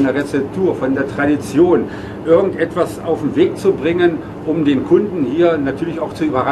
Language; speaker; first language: German; native; German